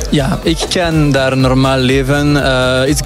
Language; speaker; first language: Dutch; non-native, local second language; French